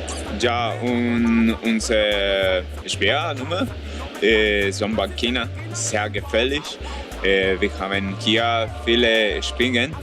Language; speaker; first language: German; non-native, learner; Spanish